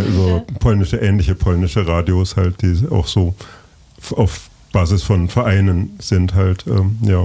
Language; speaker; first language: German; native; German